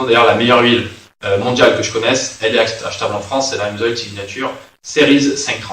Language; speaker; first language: French; native; French